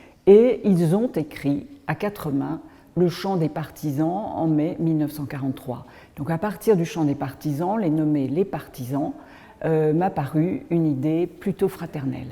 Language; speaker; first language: French; native; French